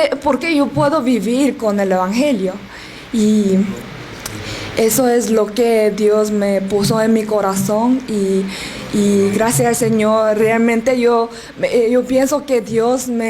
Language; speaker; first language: Spanish; non-native, learner; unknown